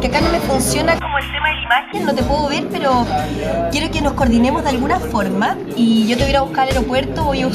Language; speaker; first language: Spanish; native; Spanish